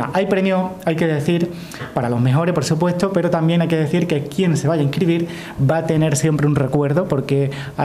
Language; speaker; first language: Spanish; native; Spanish